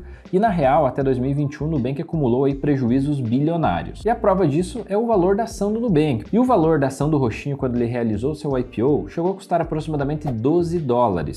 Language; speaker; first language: Portuguese; native; Portuguese